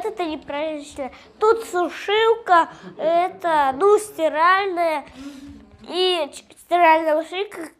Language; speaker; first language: Russian; native; Russian